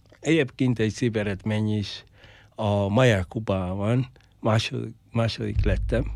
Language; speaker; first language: Hungarian; non-native, learner; Spanish